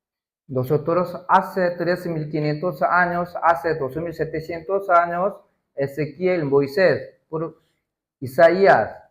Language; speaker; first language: Spanish; non-native, learner; Korean